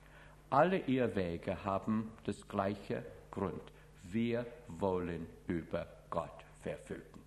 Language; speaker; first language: German; non-native, fluent; English